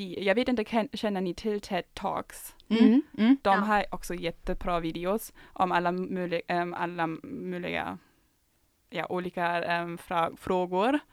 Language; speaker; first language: Swedish; non-native, fluent; German